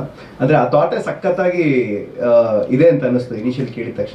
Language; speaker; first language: Kannada; native; Kannada